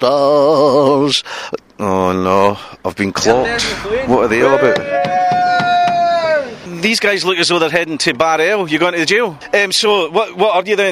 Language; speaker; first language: English; native; English